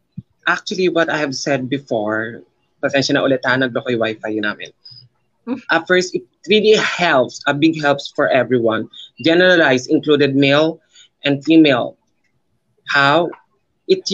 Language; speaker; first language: English; non-native, local second language; Filipino